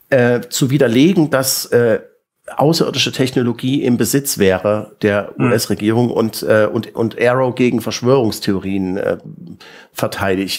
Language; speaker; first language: German; native; German